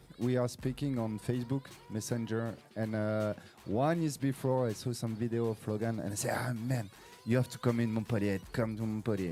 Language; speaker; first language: English; non-native, learner; French